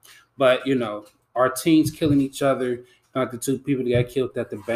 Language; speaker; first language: English; native; English